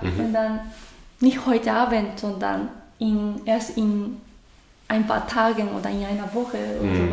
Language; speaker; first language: German; non-native, learner; Japanese